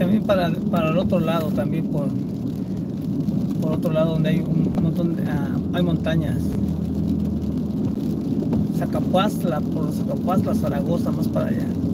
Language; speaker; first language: Spanish; native; Spanish